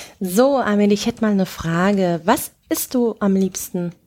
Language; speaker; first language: German; native; German